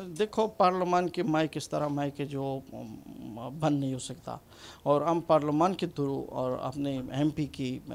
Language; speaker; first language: Urdu; non-native, fluent; Punjabi